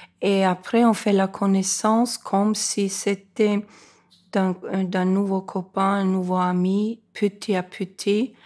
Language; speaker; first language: French; non-native, fluent; Icelandic